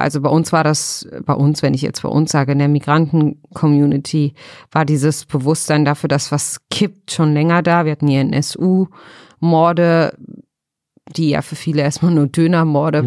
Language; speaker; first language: German; early bilingual, other home language; Arabic